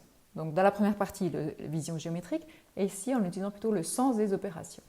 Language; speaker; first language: French; native; French